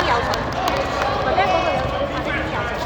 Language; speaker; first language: Chinese; early bilingual, heritage; Cantonese